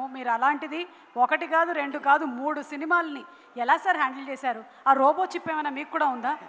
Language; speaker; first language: Telugu; native; Telugu